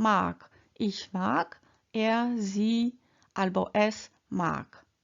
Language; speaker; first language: German; non-native, fluent; Polish